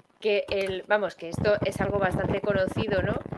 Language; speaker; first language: Spanish; native; Spanish